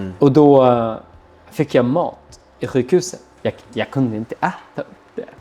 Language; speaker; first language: Swedish; non-native, fluent; Arabic